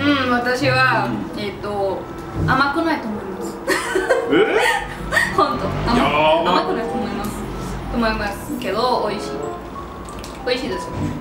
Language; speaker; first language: Japanese; non-native, learner; Spanish